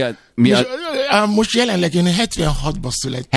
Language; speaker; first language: Hungarian; non-native, fluent; Yoruba